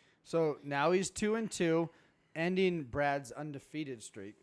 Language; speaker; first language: English; native; English